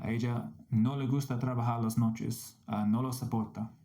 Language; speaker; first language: Spanish; non-native, fluent; English